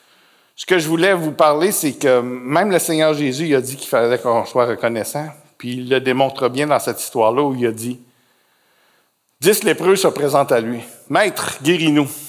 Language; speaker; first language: French; native; French